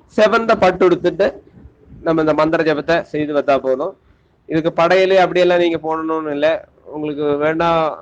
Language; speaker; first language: Tamil; non-native, local second language; Malayalam